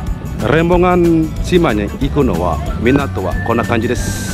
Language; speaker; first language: Japanese; non-native, fluent; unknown